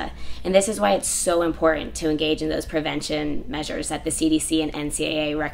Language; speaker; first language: English; native; English